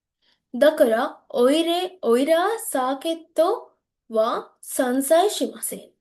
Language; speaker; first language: Japanese; non-native, learner; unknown